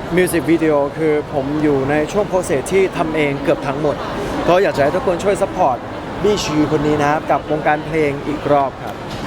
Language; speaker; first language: Thai; early bilingual, heritage; Thai